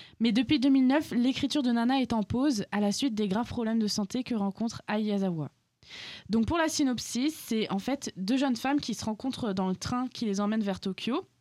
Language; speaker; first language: French; native; French